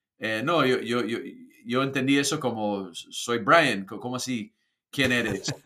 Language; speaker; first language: Spanish; non-native, fluent; English